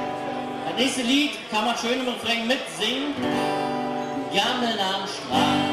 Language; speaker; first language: German; native; German